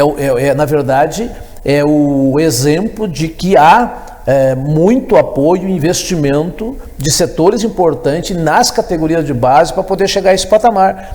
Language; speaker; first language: Portuguese; native; Portuguese